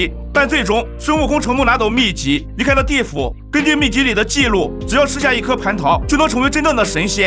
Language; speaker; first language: Chinese; native; Chinese